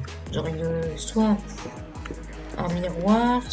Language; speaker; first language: French; native; French